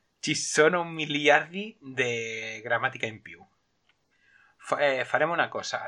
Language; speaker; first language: Italian; non-native, learner; Spanish